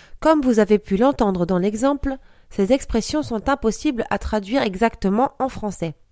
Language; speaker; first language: French; native; French